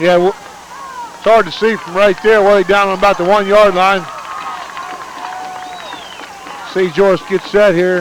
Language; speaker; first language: English; native; English